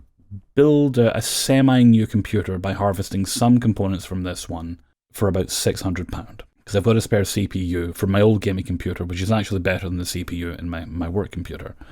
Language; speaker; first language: English; native; English